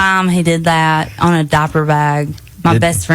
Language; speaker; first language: English; native; English